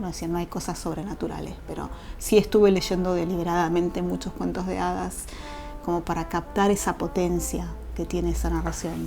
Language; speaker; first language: Spanish; native; Spanish